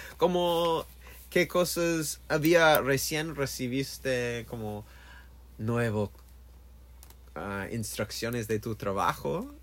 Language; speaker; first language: Spanish; non-native, learner; English